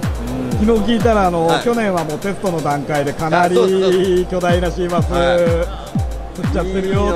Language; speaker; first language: Japanese; native; Japanese